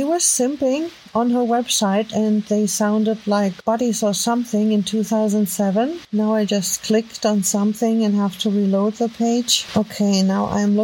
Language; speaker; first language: English; non-native, fluent; German